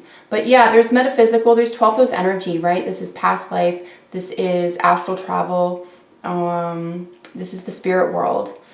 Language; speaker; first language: English; native; English